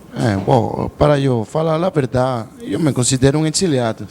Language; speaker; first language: Portuguese; non-native, learner; Spanish